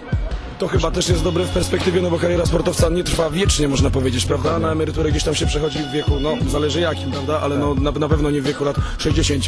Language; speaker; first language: Polish; native; Polish